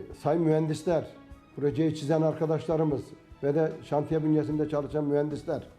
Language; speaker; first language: Turkish; native; Turkish